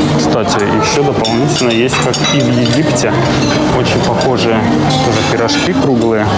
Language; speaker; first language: Russian; native; Russian